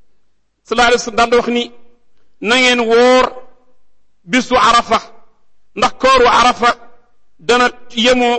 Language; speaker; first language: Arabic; non-native, fluent; Wolof